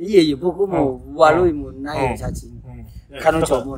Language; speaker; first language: Japanese; non-native, learner; Thai